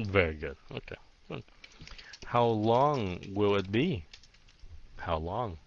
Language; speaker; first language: English; early bilingual, heritage; Vietnamese